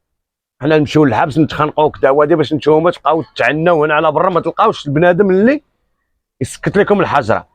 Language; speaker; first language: Arabic; native; Arabic